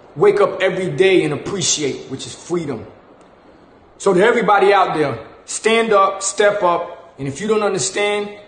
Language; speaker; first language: English; early bilingual, other home language; Spanish